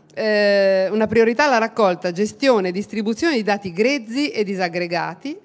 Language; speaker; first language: Italian; native; Italian